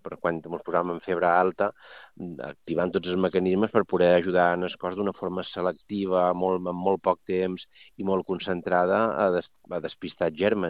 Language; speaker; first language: Catalan; native; Catalan